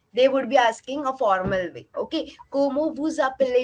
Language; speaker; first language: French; non-native, learner; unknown